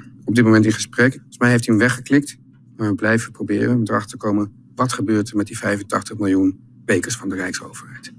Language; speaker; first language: Dutch; native; Dutch